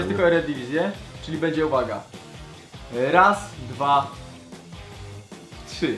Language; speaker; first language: Polish; native; Polish